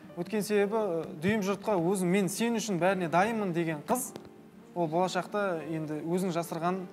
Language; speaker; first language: Kazakh; native; Kazakh